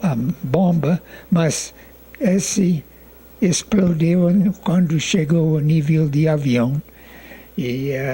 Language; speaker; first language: Portuguese; non-native, fluent; English